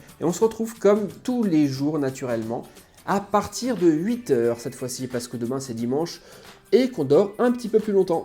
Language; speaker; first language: French; native; French